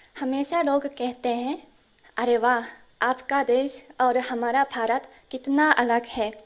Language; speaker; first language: Hindi; non-native, fluent; Korean